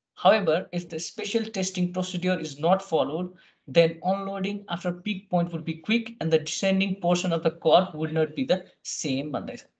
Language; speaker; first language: English; non-native, local second language; Nepali